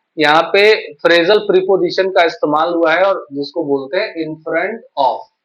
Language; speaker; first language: Hindi; native; Hindi